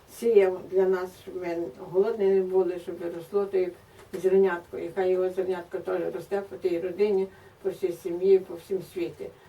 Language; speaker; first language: Ukrainian; native; Ukrainian